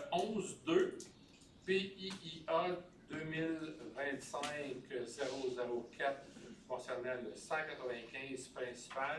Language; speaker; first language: French; native; French